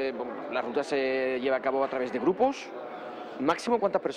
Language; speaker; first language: Spanish; native; Spanish